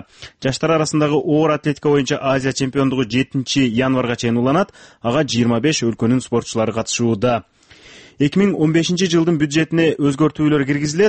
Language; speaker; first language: Kyrgyz; native; Kyrgyz